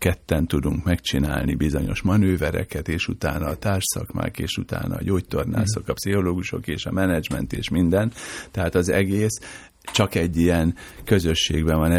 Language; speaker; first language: Hungarian; native; Hungarian